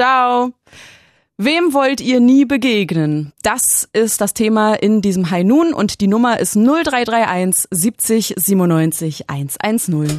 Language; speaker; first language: German; native; German